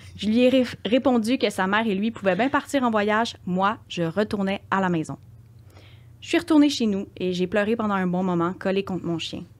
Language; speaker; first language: French; native; French